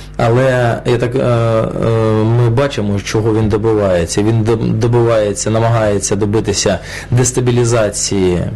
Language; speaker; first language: Ukrainian; non-native, local second language; Russian